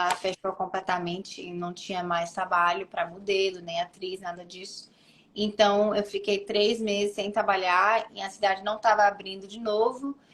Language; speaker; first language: Portuguese; early bilingual, heritage; English